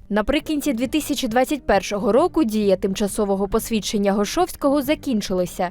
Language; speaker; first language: Ukrainian; native; Ukrainian